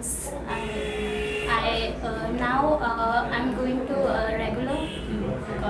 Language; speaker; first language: English; non-native, learner; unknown